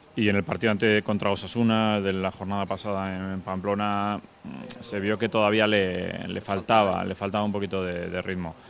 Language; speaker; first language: Spanish; native; Spanish